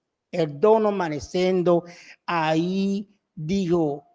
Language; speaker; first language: Spanish; non-native, local second language; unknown